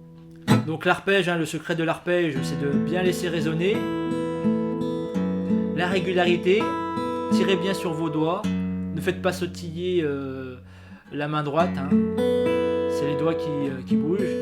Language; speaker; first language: French; native; French